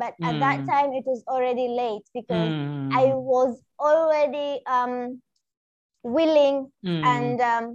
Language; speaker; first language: English; non-native, local second language; Swahili